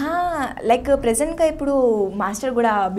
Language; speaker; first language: Telugu; non-native, learner; Hindi